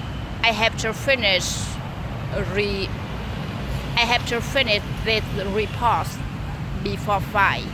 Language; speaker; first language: English; non-native, learner; Vietnamese